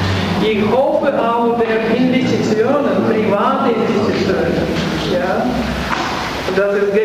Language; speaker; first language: German; non-native, learner; Russian